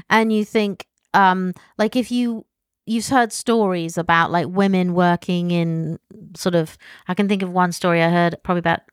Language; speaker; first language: English; native; English